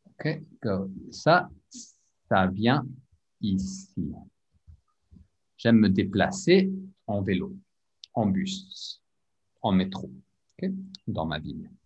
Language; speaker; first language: French; non-native, fluent; English